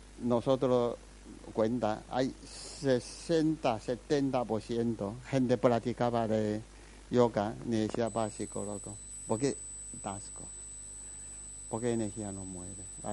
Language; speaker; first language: Spanish; non-native, learner; Chinese